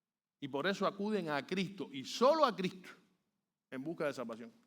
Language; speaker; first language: Spanish; native; Spanish